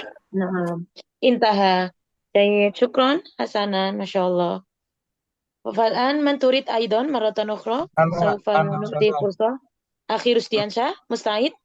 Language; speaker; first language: Arabic; non-native, fluent; Indonesian